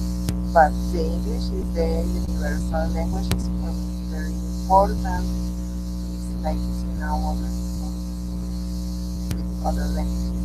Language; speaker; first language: English; non-native, learner; Spanish